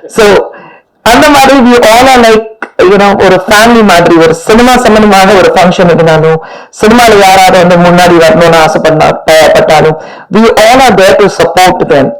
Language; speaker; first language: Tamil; non-native, fluent; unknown